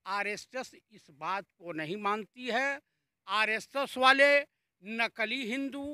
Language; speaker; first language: Hindi; native; Hindi